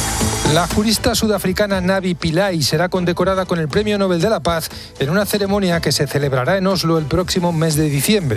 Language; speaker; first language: Spanish; native; Spanish